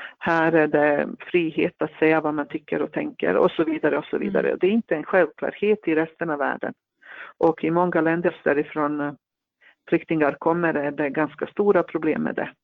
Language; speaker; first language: Swedish; non-native, fluent; Bosnian